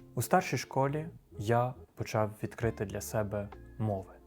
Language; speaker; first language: Ukrainian; non-native, fluent; French